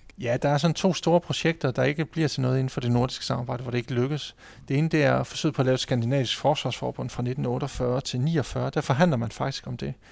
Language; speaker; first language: Danish; native; Danish